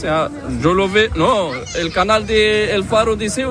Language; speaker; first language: Spanish; non-native, learner; Arabic